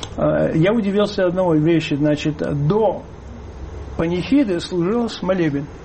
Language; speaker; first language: Russian; early bilingual, heritage; Russian